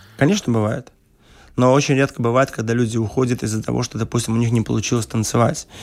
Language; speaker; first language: Russian; native; Russian